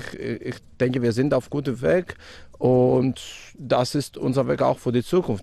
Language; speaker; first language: German; non-native, fluent; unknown